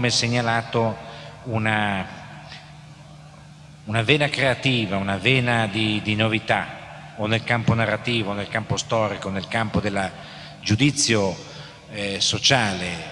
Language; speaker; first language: Italian; native; Italian